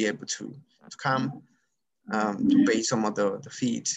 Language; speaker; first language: English; non-native, fluent; Spanish